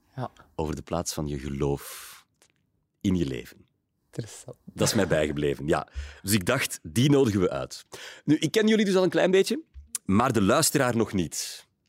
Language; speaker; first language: Dutch; native; Dutch